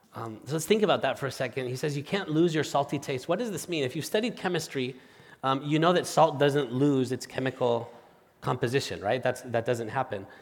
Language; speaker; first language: English; non-native, fluent; Spanish